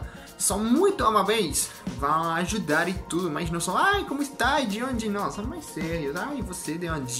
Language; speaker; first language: Portuguese; non-native, learner; French